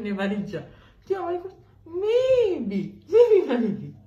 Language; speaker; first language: English; non-native, local second language; Bangla